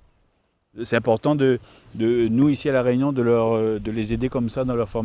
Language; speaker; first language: French; native; French